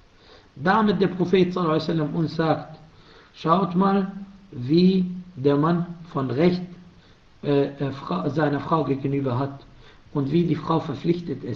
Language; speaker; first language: German; non-native, fluent; Arabic